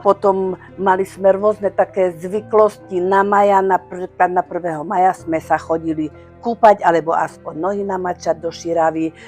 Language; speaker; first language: Slovak; native; Slovak